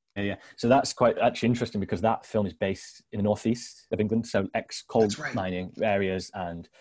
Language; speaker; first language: English; native; English